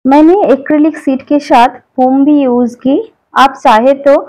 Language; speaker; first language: Hindi; non-native, local second language; Bangla